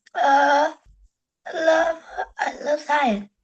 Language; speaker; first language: English; non-native, learner; Vietnamese